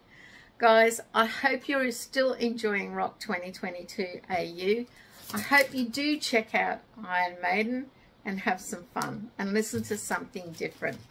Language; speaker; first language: English; native; English